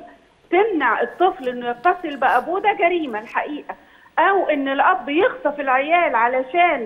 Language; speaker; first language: Arabic; native; Arabic